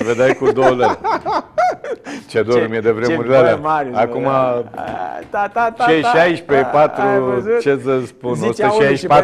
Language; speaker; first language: Romanian; native; Romanian